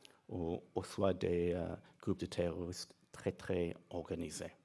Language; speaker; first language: French; non-native, fluent; English